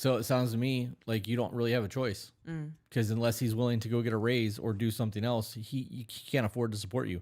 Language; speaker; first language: English; native; English